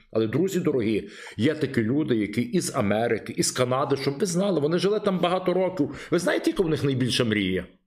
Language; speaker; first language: Ukrainian; native; Ukrainian